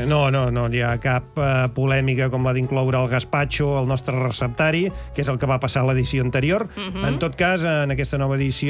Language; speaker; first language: Catalan; native; Catalan